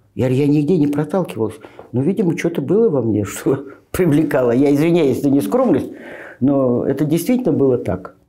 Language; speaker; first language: Russian; native; Russian